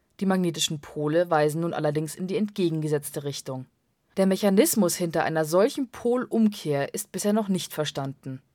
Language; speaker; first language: German; native; German